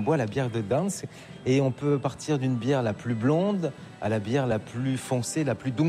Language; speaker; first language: French; native; French